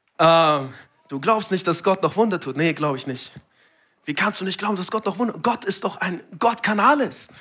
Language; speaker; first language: German; non-native, fluent; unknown